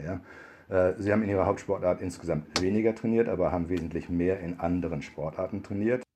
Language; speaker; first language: German; native; German